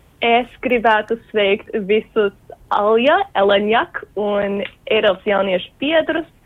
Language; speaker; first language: Latvian; early bilingual, heritage; Latvian